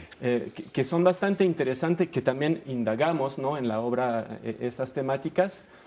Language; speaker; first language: Spanish; non-native, fluent; French